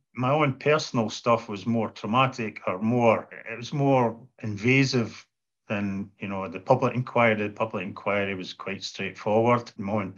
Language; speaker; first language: English; native; English